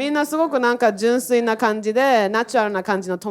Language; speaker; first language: Japanese; native; Japanese